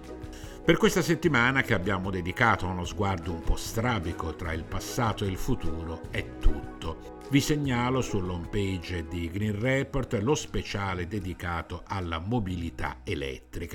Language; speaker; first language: Italian; native; Italian